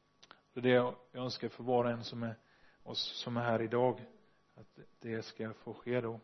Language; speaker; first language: Swedish; non-native, fluent; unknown